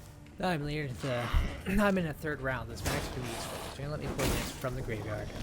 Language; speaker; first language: English; native; English